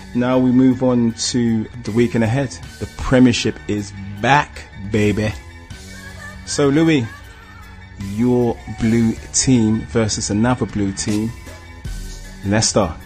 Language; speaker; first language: English; native; English